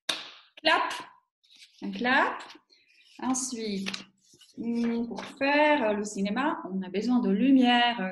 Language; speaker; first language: French; non-native, fluent; Slovak